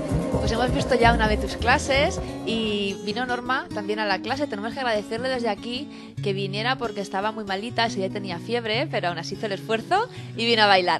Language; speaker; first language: Spanish; native; Spanish